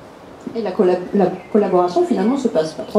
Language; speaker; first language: French; native; French